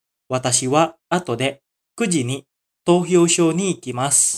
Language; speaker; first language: Japanese; non-native, fluent; Indonesian